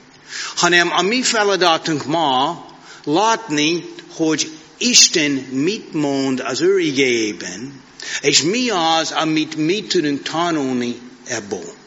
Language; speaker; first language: Hungarian; non-native, fluent; English